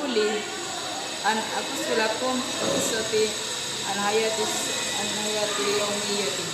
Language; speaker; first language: Arabic; non-native, learner; Indonesian